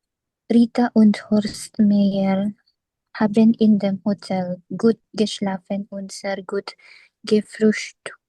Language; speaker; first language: German; non-native, learner; Filipino